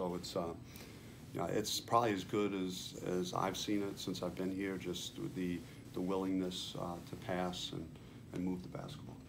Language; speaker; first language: English; native; English